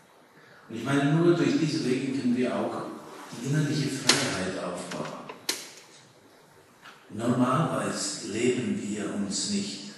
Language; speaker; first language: German; early bilingual, heritage; German